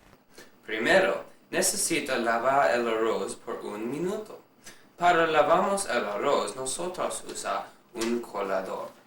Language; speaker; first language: Spanish; non-native, learner; English